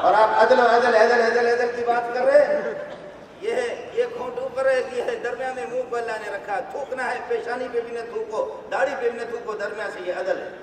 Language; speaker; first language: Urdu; non-native, local second language; Brahui